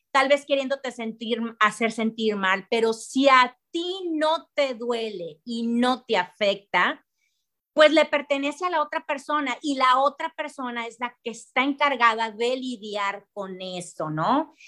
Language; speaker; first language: Spanish; native; Spanish